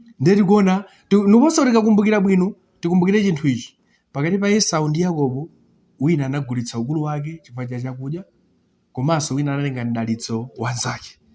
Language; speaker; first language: Nyanja; non-native, local second language; Tumbuka